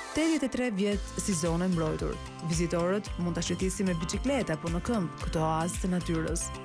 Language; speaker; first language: Albanian; native; Albanian